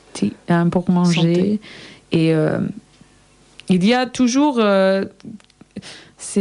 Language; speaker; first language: French; non-native, learner; English